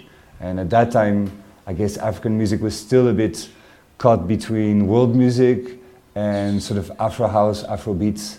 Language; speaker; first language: English; non-native, fluent; French